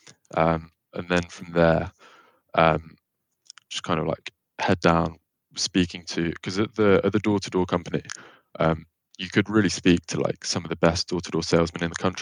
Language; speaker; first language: English; native; English